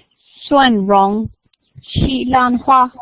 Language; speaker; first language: Chinese; non-native, learner; English